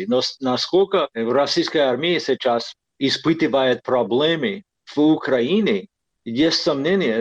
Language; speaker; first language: Russian; non-native, fluent; English